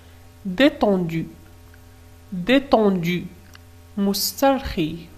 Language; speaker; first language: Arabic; native; Arabic